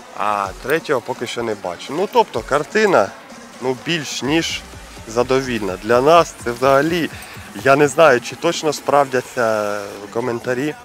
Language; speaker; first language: Ukrainian; non-native, local second language; Russian